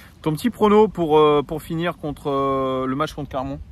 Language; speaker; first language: French; native; French